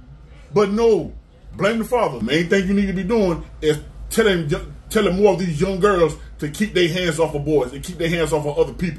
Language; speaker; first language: English; native; English